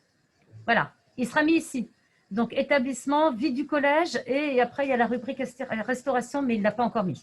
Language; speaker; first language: French; native; French